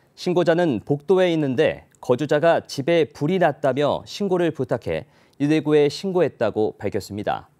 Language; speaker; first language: Korean; native; Korean